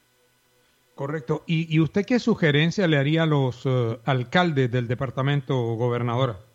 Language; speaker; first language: Spanish; native; Spanish